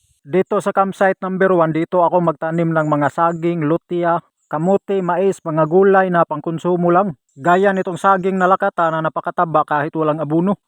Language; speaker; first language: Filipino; non-native, local second language; Cebuano